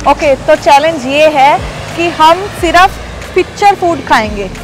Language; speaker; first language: Hindi; native; Hindi